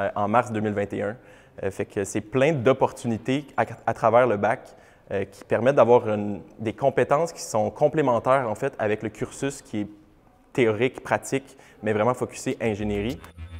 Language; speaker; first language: French; native; French